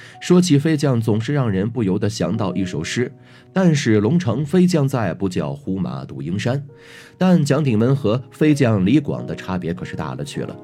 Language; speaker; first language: Chinese; native; Chinese